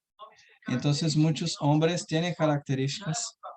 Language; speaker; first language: Spanish; non-native, learner; Portuguese